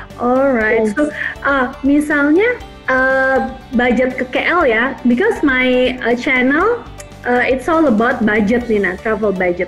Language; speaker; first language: English; non-native, local second language; Indonesian